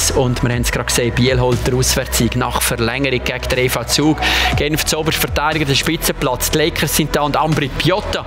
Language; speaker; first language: German; native; German